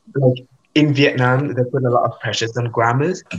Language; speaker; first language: English; non-native, fluent; Vietnamese